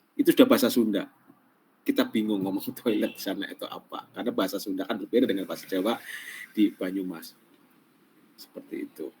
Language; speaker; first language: Indonesian; non-native, local second language; Javanese